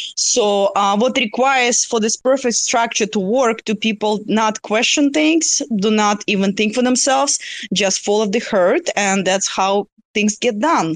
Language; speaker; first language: English; non-native, fluent; Russian